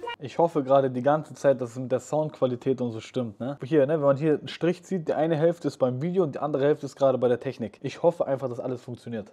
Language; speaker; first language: German; native; German